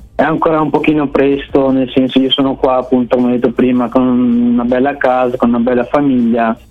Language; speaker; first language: Italian; early bilingual, other home language; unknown